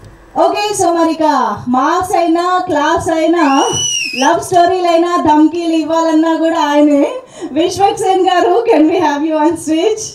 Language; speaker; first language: Telugu; native; Telugu